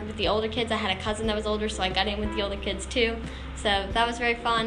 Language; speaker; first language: English; native; English